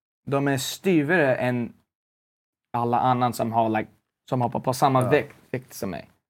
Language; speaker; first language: Swedish; non-native, fluent; English